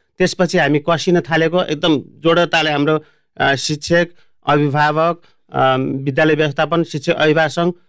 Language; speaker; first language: Nepali; native; Nepali